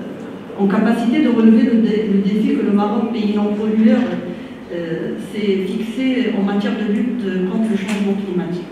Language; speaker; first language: French; non-native, local second language; Arabic